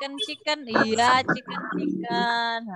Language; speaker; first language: English; non-native, fluent; Indonesian